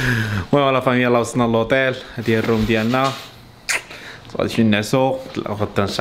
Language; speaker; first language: Arabic; native; Arabic